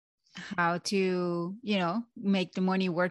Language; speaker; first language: English; non-native, fluent; Spanish